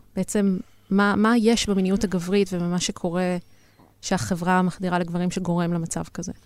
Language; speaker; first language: Hebrew; native; Hebrew